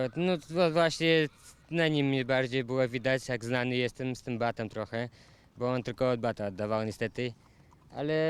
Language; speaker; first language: Polish; non-native, learner; Russian